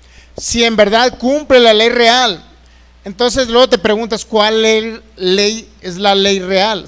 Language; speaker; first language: Spanish; native; Spanish